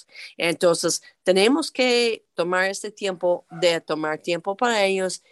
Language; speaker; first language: Spanish; non-native, fluent; English